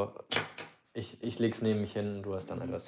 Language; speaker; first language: German; native; German